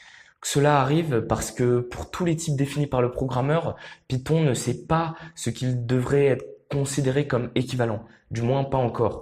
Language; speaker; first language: French; native; French